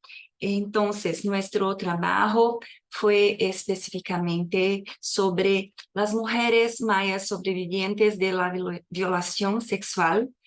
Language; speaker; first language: Spanish; non-native, fluent; Portuguese